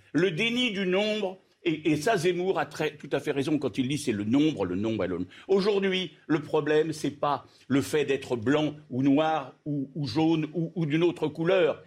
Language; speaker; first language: French; native; French